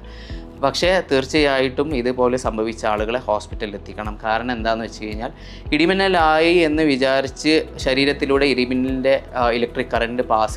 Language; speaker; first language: Malayalam; native; Malayalam